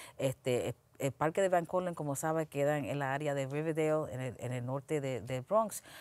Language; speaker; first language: Spanish; early bilingual, heritage; Spanish